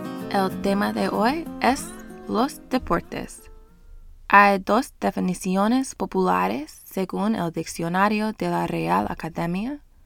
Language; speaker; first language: Spanish; non-native, fluent; English